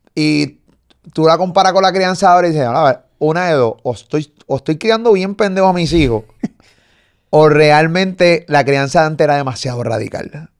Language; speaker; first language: Spanish; native; Spanish